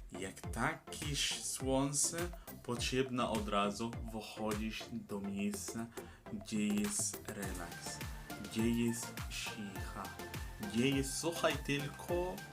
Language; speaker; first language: Polish; non-native, learner; Arabic